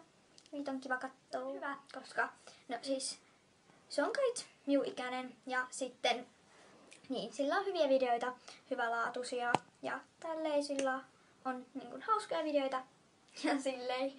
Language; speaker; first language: Finnish; native; Finnish